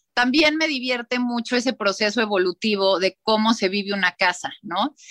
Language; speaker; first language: Spanish; native; Spanish